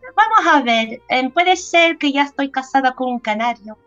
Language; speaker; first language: Spanish; non-native, fluent; English